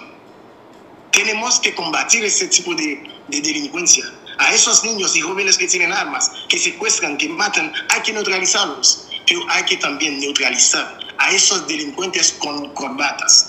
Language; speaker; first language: Spanish; non-native, fluent; Haitian Creole